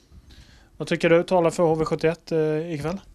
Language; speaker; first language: Swedish; native; Swedish